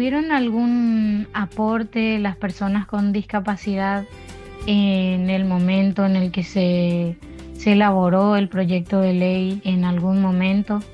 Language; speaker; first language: Spanish; native; Spanish